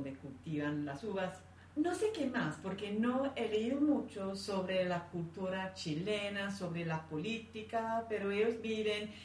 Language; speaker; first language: Spanish; non-native, fluent; English